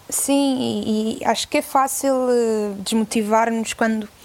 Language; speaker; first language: Portuguese; native; Portuguese